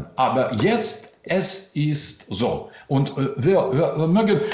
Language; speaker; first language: German; non-native, learner; Russian